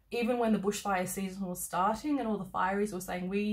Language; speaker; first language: English; native; English